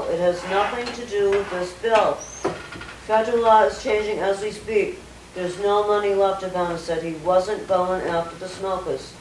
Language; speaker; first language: English; native; English